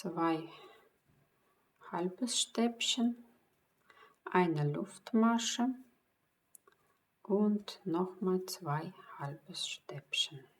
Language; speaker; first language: German; non-native, fluent; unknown